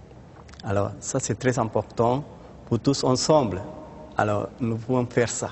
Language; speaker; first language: French; non-native, fluent; Sinhala